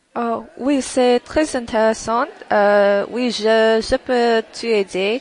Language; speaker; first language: French; non-native, learner; English